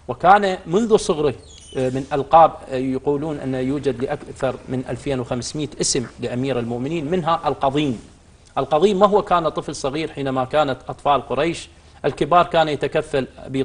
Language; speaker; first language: Arabic; native; Arabic